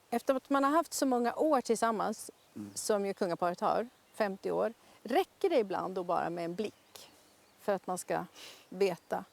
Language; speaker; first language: Swedish; native; Swedish